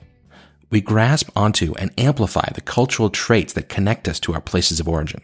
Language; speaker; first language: English; native; English